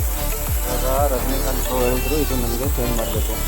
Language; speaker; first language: Kannada; non-native, learner; Hindi